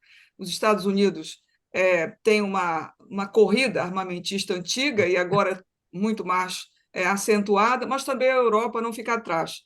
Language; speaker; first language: Portuguese; native; Portuguese